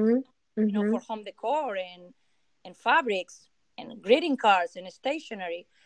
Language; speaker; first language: English; non-native, fluent; Spanish